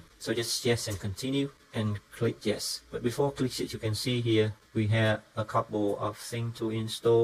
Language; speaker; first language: English; non-native, fluent; Vietnamese